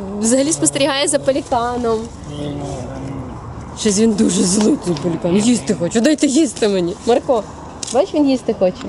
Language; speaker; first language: Ukrainian; native; Ukrainian